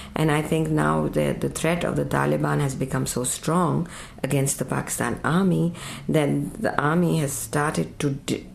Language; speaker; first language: English; non-native, local second language; Urdu